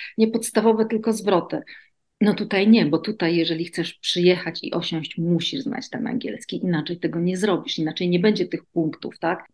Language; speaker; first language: Polish; native; Polish